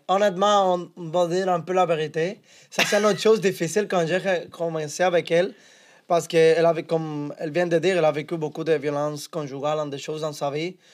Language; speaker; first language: French; non-native, learner; Spanish